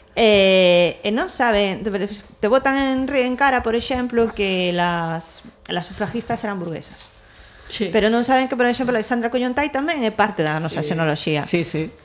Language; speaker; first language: Galician; non-native, local second language; Spanish